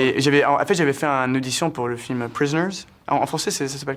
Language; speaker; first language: French; early bilingual, heritage; English